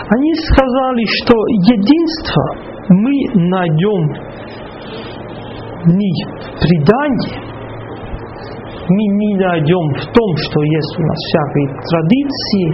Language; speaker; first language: Russian; non-native, fluent; Dutch